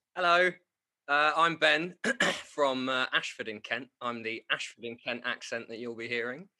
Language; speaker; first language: English; native; English